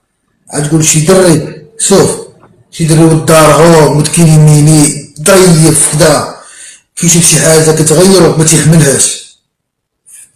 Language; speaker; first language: Arabic; native; Arabic